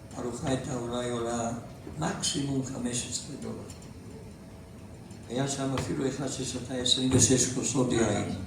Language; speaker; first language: Hebrew; non-native, fluent; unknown